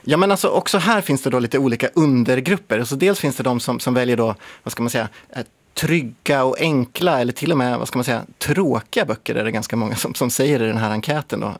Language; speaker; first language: Swedish; native; Swedish